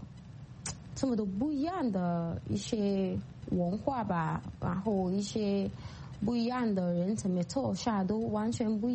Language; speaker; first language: Chinese; non-native, fluent; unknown